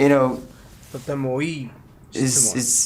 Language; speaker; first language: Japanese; non-native, learner; Spanish